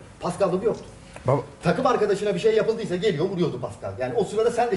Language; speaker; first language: Turkish; native; Turkish